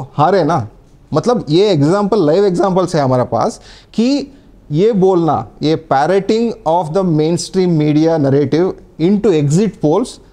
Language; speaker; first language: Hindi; non-native, local second language; Kannada